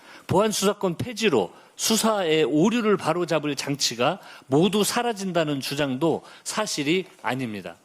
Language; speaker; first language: Korean; native; Korean